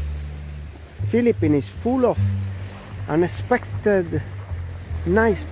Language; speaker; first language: English; non-native, learner; Italian